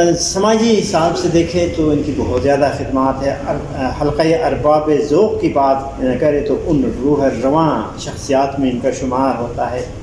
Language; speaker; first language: Urdu; non-native, local second language; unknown